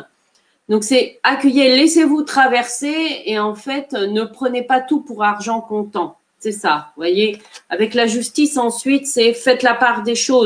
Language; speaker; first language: French; native; French